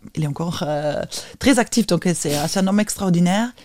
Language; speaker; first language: French; non-native, fluent; Lithuanian